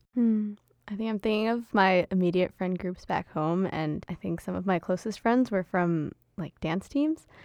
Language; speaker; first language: English; early bilingual, other home language; Gujarati